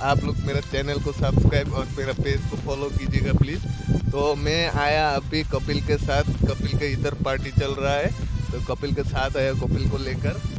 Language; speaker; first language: Hindi; non-native, local second language; Assamese